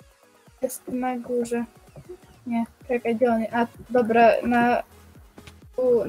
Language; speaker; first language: Polish; native; Polish